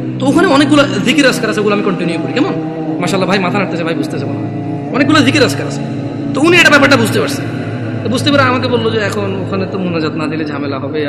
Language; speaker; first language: Bangla; early bilingual, heritage; Bangla